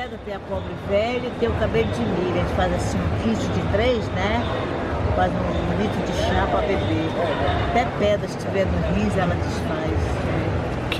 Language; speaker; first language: Portuguese; native; Portuguese